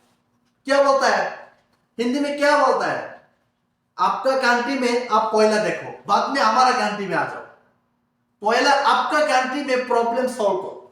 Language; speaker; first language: Hindi; non-native, learner; Bangla